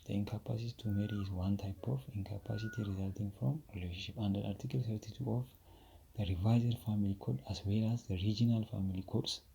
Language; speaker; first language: English; non-native, local second language; Amharic